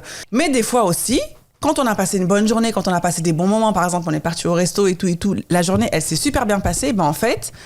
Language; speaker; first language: French; native; French